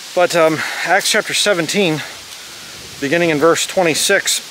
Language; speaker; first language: English; native; English